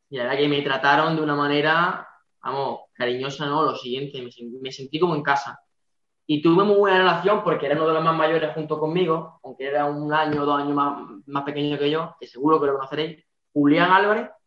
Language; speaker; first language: Spanish; native; Spanish